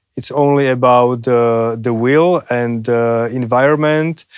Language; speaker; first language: English; non-native, fluent; Slovak